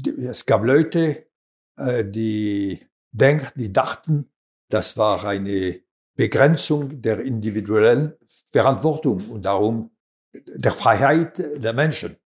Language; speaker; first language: German; non-native, local second language; French